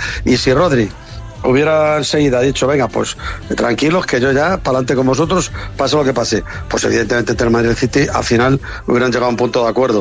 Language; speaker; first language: Spanish; native; Spanish